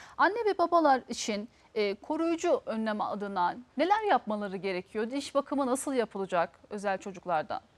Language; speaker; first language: Turkish; early bilingual, heritage; Turkish